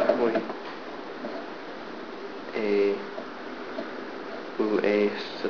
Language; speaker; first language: French; non-native, learner; English